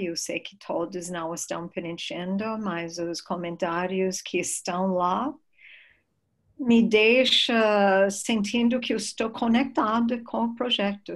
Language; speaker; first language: Portuguese; non-native, fluent; English